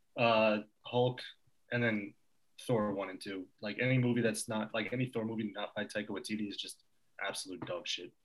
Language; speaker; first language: English; native; English